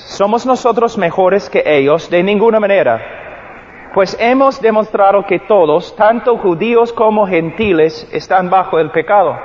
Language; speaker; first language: Spanish; non-native, fluent; English